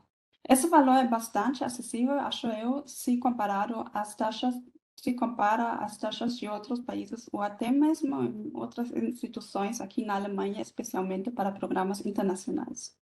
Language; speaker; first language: Portuguese; non-native, fluent; German